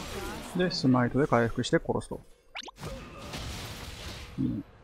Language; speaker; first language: Japanese; native; Japanese